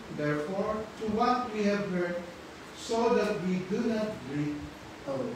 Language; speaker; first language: English; non-native, local second language; Filipino